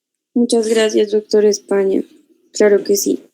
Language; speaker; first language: Spanish; native; Spanish